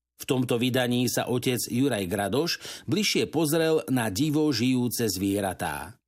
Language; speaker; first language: Slovak; native; Slovak